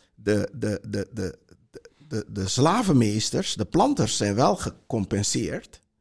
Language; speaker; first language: Dutch; non-native, local second language; Sranan Tongo